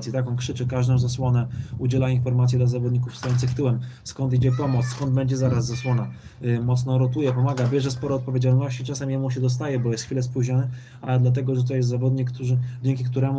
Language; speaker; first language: Polish; native; Polish